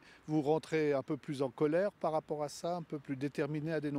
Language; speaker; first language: French; native; French